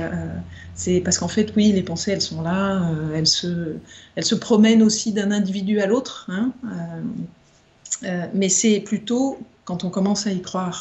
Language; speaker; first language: French; native; French